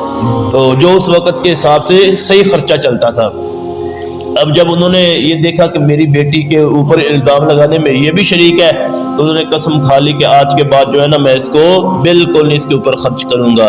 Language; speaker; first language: Urdu; native; Urdu